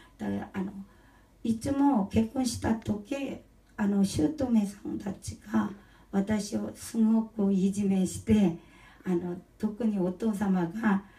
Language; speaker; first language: Japanese; non-native, learner; Korean